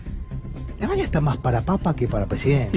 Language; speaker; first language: Spanish; native; Spanish